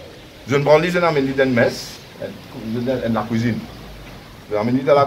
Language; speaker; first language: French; non-native, local second language; Morisyen